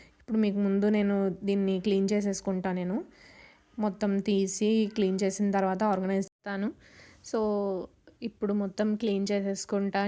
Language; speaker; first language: Telugu; non-native, local second language; Urdu